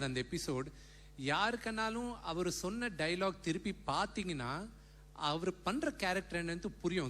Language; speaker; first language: Tamil; non-native, local second language; Telugu